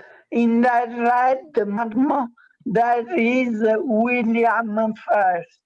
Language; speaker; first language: English; non-native, learner; Italian